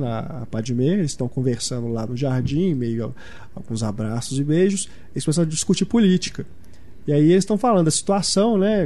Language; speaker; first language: Portuguese; native; Portuguese